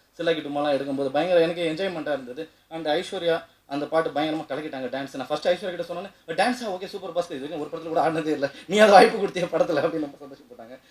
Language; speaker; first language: Tamil; native; Tamil